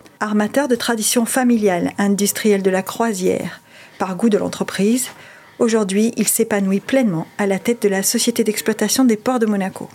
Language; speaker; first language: French; native; French